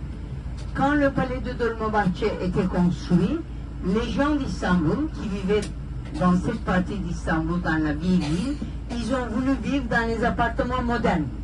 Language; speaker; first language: French; non-native, fluent; Turkish